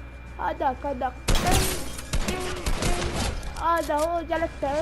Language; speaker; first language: Arabic; native; Arabic